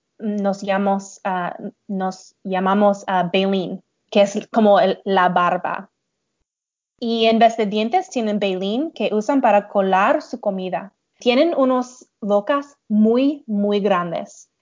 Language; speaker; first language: Spanish; non-native, learner; English